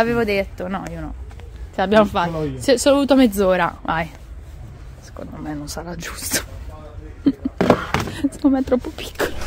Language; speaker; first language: Italian; native; Italian